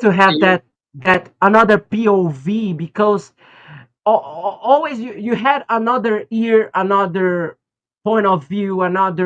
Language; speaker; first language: English; non-native, fluent; Portuguese